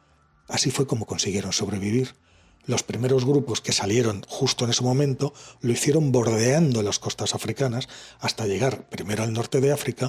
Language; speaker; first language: Spanish; native; Spanish